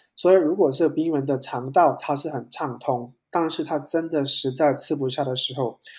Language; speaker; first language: Chinese; non-native, local second language; Cantonese